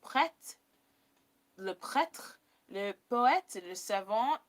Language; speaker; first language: French; non-native, learner; English